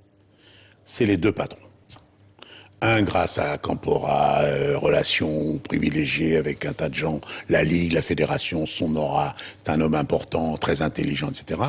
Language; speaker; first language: French; native; French